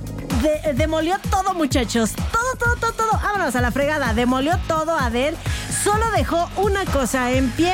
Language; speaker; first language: Spanish; native; Spanish